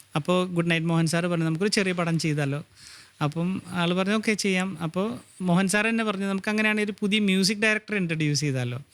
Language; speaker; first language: Malayalam; native; Malayalam